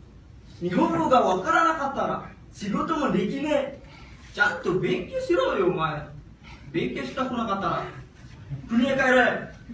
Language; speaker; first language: Japanese; non-native, learner; Indonesian